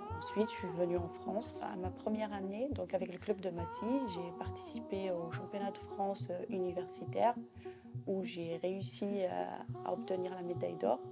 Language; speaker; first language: French; non-native, local second language; Kabyle